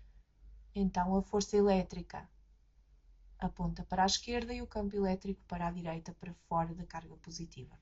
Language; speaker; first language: Portuguese; native; Portuguese